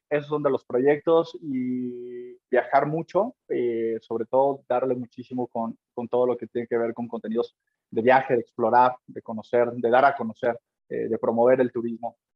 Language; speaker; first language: Spanish; native; Spanish